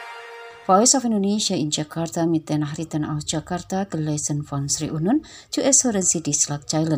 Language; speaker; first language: German; non-native, fluent; Indonesian